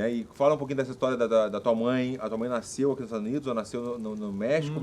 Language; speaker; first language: Portuguese; native; Portuguese